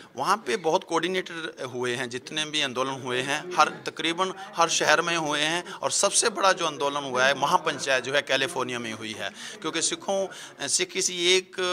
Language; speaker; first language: Hindi; non-native, local second language; Punjabi